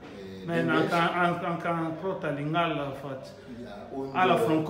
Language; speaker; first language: Swedish; non-native, learner; Lingala